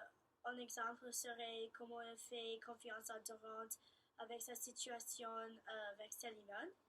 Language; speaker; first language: French; non-native, learner; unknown